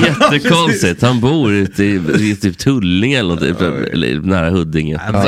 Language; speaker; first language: Swedish; native; Swedish